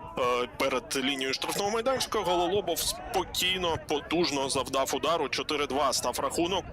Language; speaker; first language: Ukrainian; native; Ukrainian